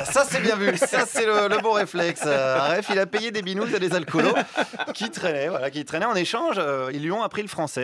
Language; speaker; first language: French; native; French